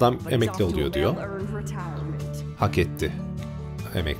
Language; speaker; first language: Turkish; native; Turkish